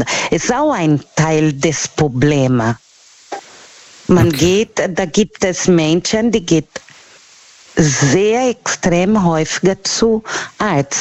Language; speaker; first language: German; non-native, learner; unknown